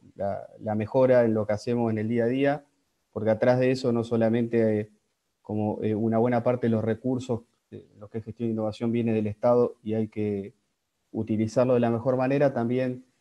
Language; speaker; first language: Spanish; native; Spanish